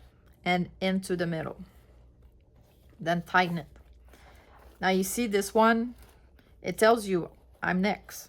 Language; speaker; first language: English; non-native, fluent; French